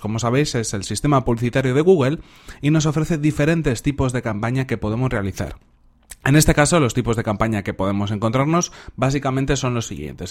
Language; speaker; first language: Spanish; native; Spanish